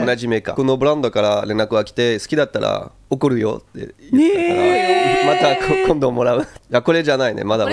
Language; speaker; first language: Japanese; non-native, fluent; French